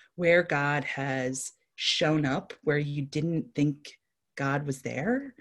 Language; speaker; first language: English; native; English